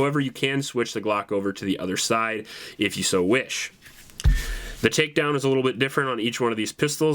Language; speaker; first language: English; native; English